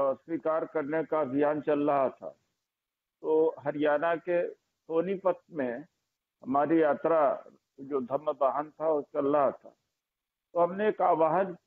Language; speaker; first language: Hindi; native; Hindi